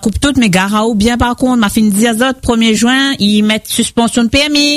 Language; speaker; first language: French; native; French